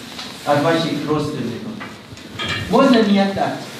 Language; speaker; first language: Russian; non-native, fluent; Thai